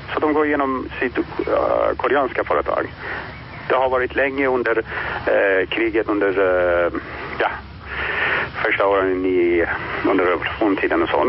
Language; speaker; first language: Swedish; non-native, fluent; Persian